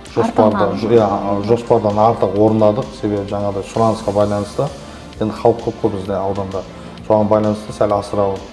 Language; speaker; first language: Kazakh; native; Kazakh